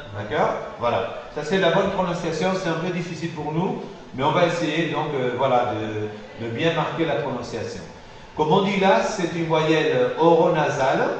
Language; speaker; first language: French; non-native, fluent; Spanish